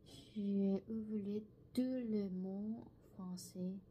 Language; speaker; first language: French; non-native, learner; Korean